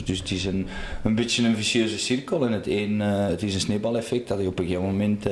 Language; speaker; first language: Dutch; native; Dutch